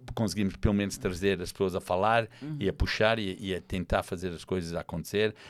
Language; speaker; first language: Portuguese; non-native, fluent; English